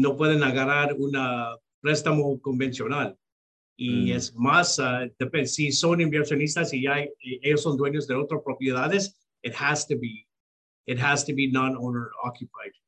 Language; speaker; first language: Spanish; early bilingual, heritage; Spanish